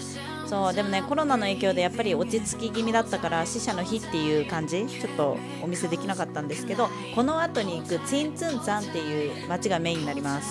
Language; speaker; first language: Japanese; native; Japanese